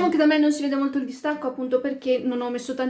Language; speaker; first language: Italian; early bilingual, other home language; Arabic